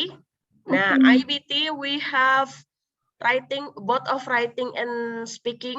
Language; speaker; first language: English; non-native, local second language; Indonesian